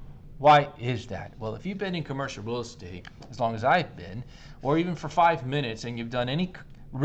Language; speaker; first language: English; native; English